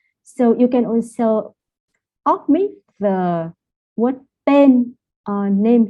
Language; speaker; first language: English; non-native, fluent; Vietnamese